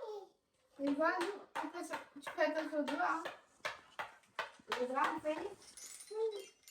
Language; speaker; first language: French; non-native, fluent; Amharic